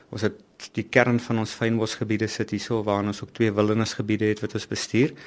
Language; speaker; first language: Afrikaans; native; Afrikaans